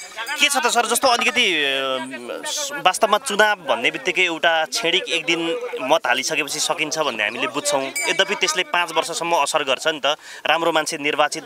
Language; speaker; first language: Nepali; native; Nepali